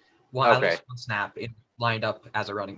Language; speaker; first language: English; native; English